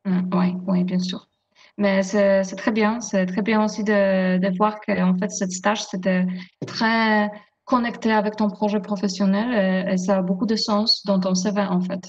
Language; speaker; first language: French; non-native, fluent; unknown